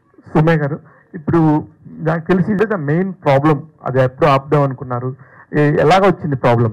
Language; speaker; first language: Telugu; native; Telugu